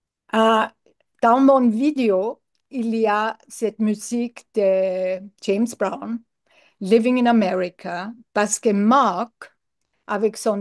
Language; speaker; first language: French; non-native, learner; English